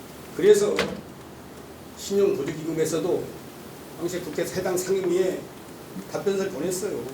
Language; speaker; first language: Korean; native; Korean